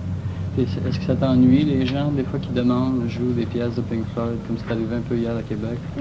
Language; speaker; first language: French; native; French